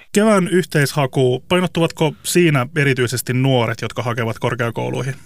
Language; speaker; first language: Finnish; native; Finnish